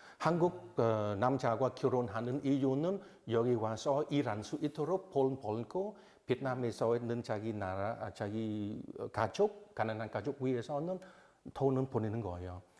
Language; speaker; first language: Korean; non-native, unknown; Vietnamese